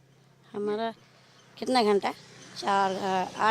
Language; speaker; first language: Hindi; non-native, local second language; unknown